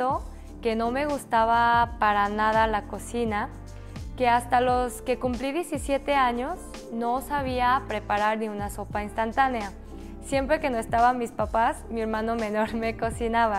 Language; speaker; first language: Spanish; early bilingual, other home language; Korean